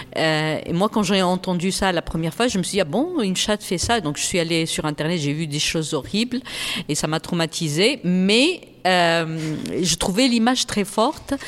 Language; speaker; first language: French; non-native, local second language; Arabic